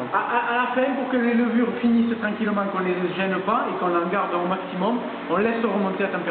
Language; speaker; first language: French; native; French